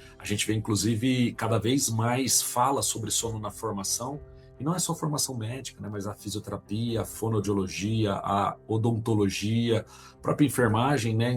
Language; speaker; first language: Portuguese; native; Portuguese